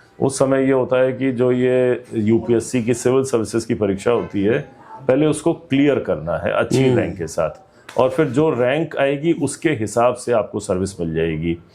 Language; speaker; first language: Hindi; native; Hindi